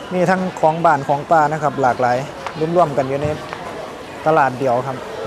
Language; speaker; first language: Thai; native; Thai